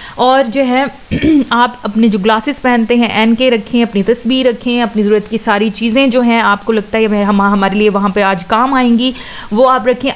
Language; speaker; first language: Urdu; non-native, local second language; Punjabi